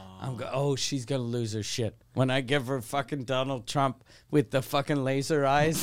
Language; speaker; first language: English; non-native, local second language; French